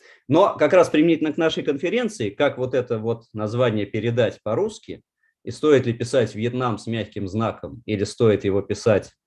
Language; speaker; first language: Russian; native; Russian